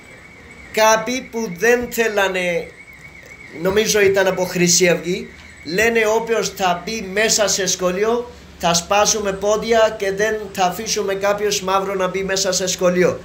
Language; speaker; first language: Greek; non-native, learner; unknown